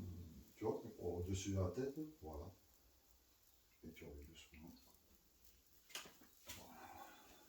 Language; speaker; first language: French; native; French